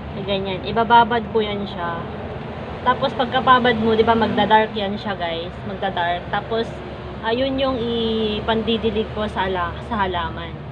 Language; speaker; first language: Filipino; non-native, local second language; Iloko